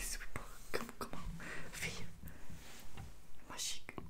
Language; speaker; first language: French; non-native, learner; Russian